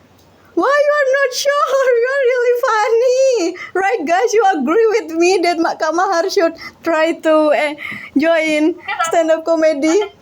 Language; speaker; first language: English; non-native, learner; Indonesian